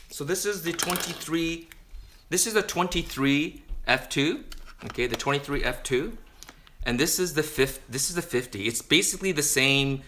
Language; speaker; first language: English; native; English